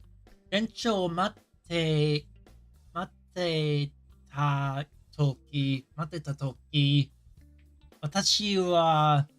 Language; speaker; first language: Japanese; non-native, learner; English